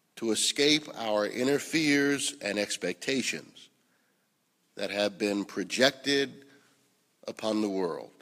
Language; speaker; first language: English; native; English